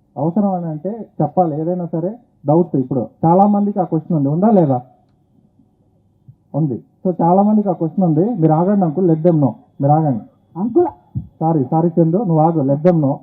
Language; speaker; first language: Telugu; native; Telugu